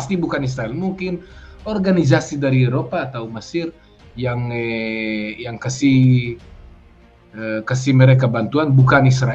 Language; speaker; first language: Indonesian; non-native, fluent; Hebrew